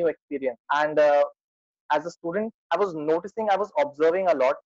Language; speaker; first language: English; non-native, local second language; Hindi